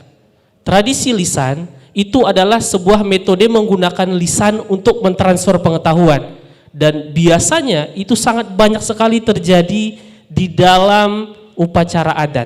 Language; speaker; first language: Indonesian; non-native, local second language; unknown